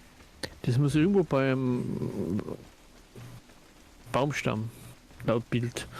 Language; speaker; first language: German; native; German